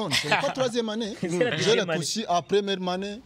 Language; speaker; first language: French; non-native, local second language; Rundi